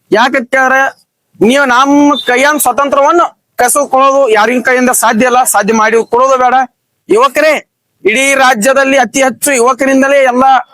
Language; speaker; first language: Kannada; native; Kannada